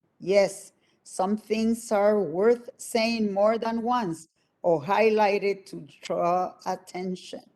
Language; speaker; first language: English; non-native, fluent; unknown